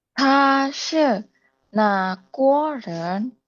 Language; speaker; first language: Chinese; non-native, learner; Indonesian